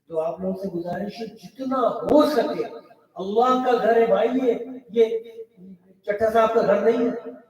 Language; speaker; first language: Urdu; non-native, local second language; Pashto